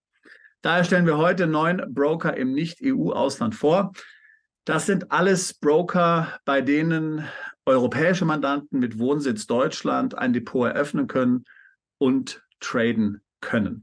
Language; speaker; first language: German; native; German